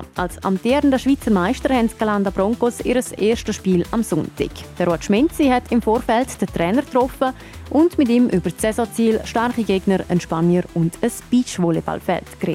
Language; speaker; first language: German; native; German